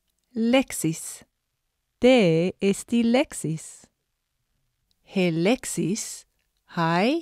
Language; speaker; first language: Greek; non-native, fluent; English